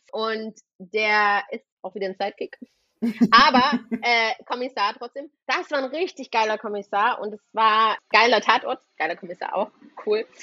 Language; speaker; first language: German; native; German